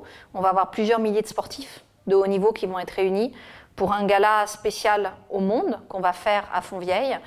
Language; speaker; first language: French; native; French